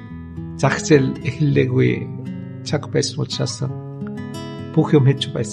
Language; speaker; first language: Mongolian; non-native, learner; English